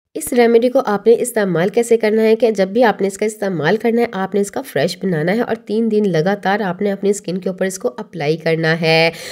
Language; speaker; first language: Hindi; native; Hindi